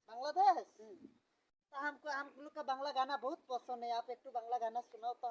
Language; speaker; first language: Hindi; non-native, local second language; Bangla